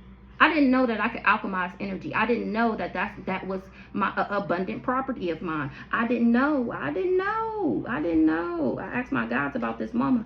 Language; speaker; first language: English; native; English